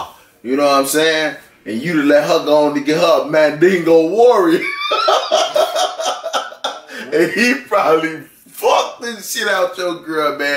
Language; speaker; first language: English; native; English